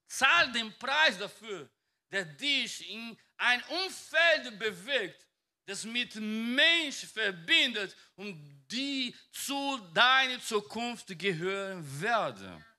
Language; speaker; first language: German; non-native, fluent; Portuguese